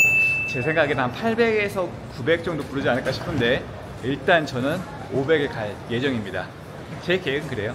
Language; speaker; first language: Korean; native; Korean